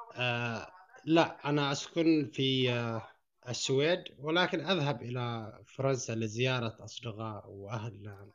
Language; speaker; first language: Arabic; native; Arabic